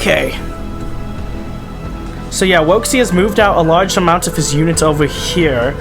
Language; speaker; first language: English; native; English